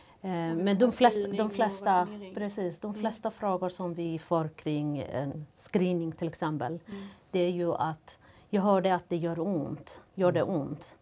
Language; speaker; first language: Swedish; non-native, fluent; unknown